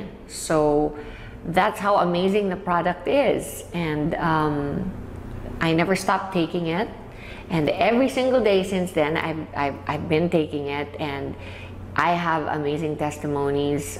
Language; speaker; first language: English; non-native, local second language; Filipino